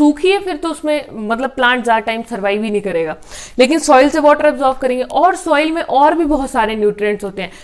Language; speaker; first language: Hindi; native; Hindi